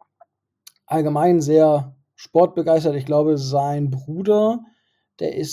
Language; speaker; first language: German; native; German